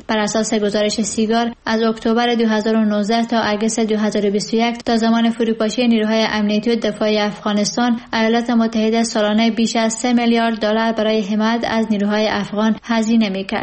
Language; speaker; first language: Persian; native; Persian